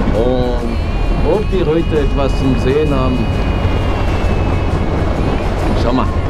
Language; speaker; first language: German; non-native, fluent; French